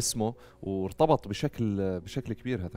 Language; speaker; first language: Arabic; native; Arabic